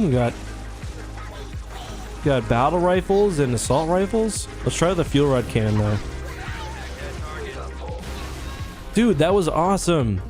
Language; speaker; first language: English; native; English